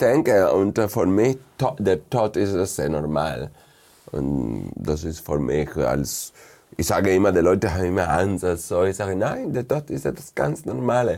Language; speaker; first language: German; non-native, fluent; Spanish